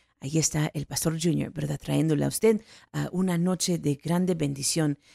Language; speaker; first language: Spanish; early bilingual, heritage; Spanish